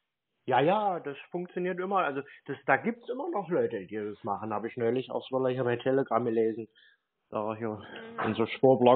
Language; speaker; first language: German; native; German